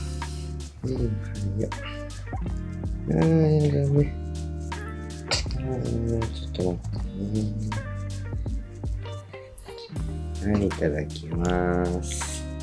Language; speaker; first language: Japanese; native; Japanese